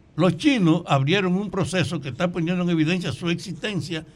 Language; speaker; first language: Spanish; native; Spanish